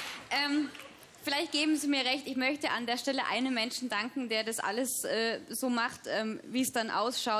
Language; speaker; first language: German; native; German